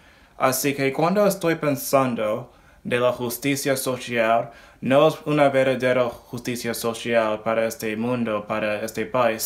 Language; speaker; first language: Spanish; non-native, learner; English